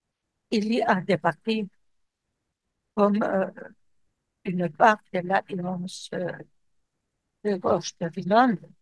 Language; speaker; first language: French; non-native, fluent; Spanish